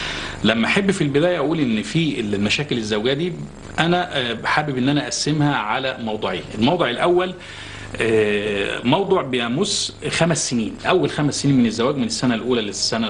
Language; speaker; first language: Arabic; native; Arabic